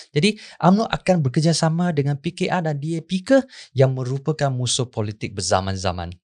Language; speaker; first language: Malay; non-native, local second language; Chinese